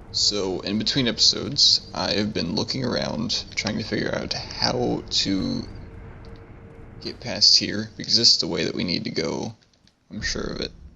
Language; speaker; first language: English; native; English